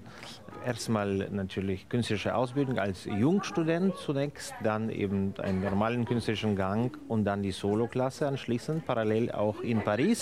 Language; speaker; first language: German; non-native, fluent; Ukrainian